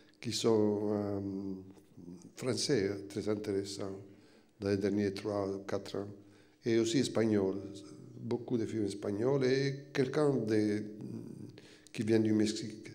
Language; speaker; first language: French; non-native, fluent; Italian